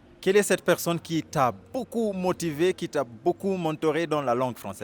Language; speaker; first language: French; non-native, fluent; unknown